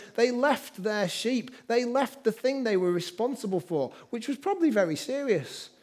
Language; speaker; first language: English; native; English